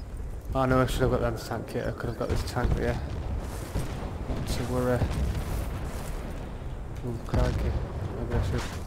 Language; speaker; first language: English; native; English